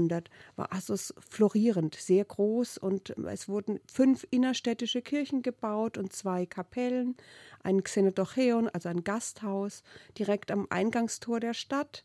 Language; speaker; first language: German; native; German